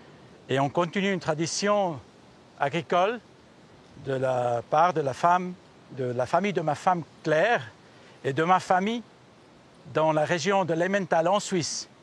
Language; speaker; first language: French; early bilingual, heritage; Spanish